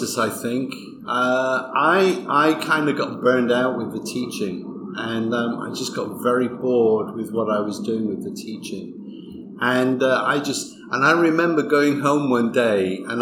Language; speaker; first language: English; native; English